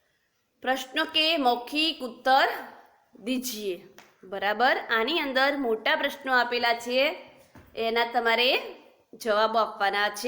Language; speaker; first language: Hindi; non-native, local second language; Gujarati